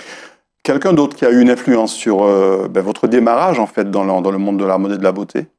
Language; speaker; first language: French; native; French